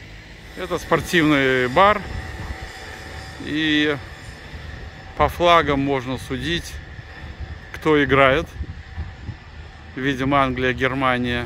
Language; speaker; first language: Russian; native; Russian